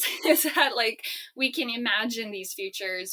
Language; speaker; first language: English; native; English